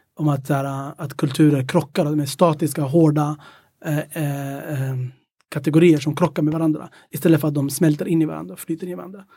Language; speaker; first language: Swedish; early bilingual, other home language; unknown